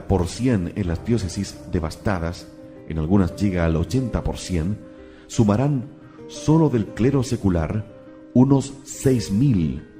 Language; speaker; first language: Spanish; native; Spanish